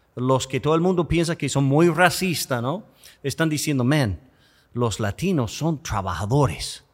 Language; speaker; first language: Spanish; non-native, fluent; English